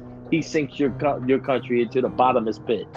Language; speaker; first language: English; native; English